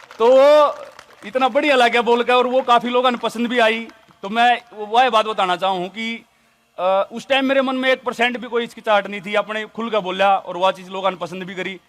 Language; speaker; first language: Hindi; native; Hindi